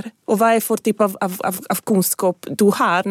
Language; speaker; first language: Swedish; non-native, fluent; Italian